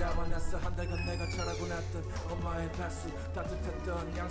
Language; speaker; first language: English; non-native, learner; Korean